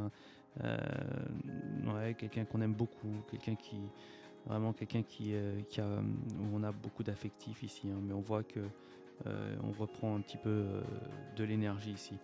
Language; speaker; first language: French; native; French